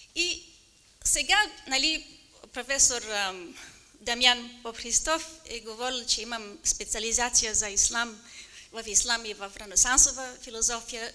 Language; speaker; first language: Bulgarian; non-native, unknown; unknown